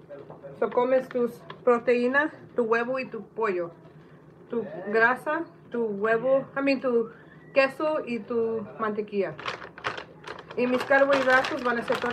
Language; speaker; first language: Spanish; early bilingual, heritage; Spanish